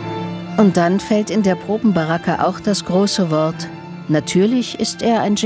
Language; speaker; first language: German; native; German